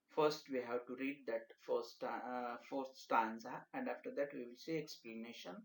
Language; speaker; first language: English; non-native, local second language; Marathi